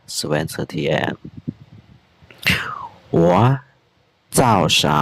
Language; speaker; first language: Chinese; non-native, fluent; Khmer